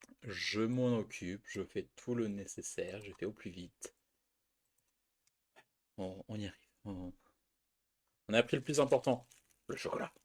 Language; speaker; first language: French; native; French